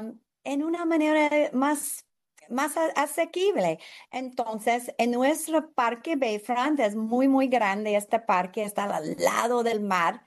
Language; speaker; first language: Spanish; non-native, learner; English